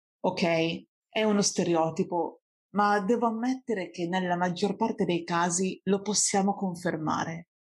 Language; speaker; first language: Italian; native; Italian